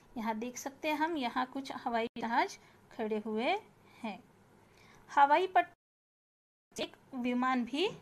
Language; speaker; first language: Hindi; non-native, local second language; Marathi